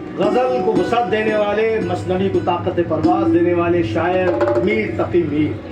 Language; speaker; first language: Urdu; native; Urdu